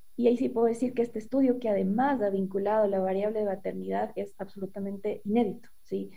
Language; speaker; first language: Spanish; native; Spanish